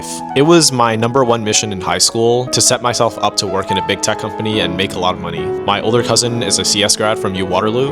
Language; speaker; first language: English; native; English